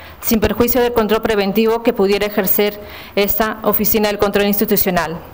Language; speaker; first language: Spanish; native; Spanish